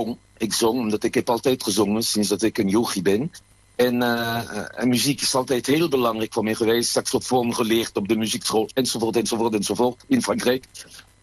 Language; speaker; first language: Dutch; non-native, fluent; French